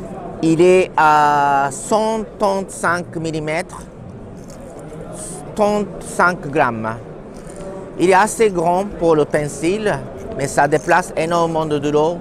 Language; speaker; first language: French; non-native, learner; Japanese